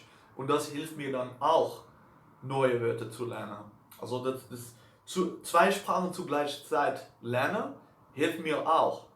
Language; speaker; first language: German; non-native, learner; Dutch